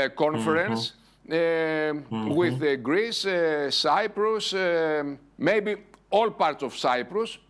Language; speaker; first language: English; non-native, fluent; Greek